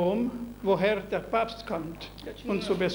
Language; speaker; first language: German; non-native, local second language; French